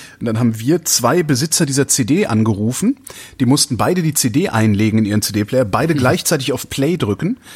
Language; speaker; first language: German; native; German